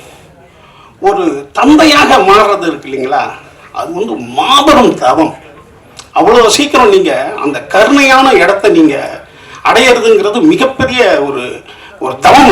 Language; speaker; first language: Tamil; native; Tamil